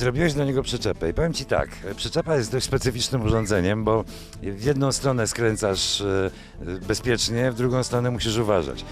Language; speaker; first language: Polish; native; Polish